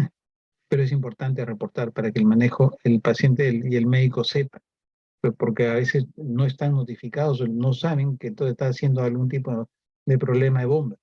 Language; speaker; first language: Spanish; native; Spanish